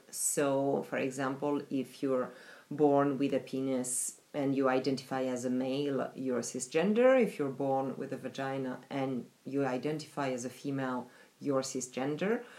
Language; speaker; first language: English; non-native, fluent; French